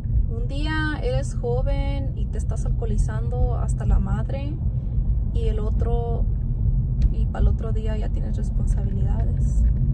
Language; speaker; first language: Spanish; early bilingual, heritage; Spanish